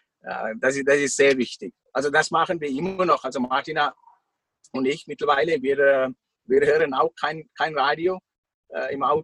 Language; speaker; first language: German; non-native, fluent; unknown